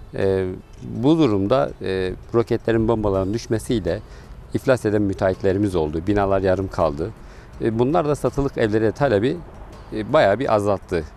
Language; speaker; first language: Turkish; native; Turkish